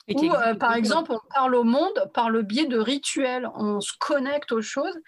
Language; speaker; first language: French; early bilingual, other home language; Arabic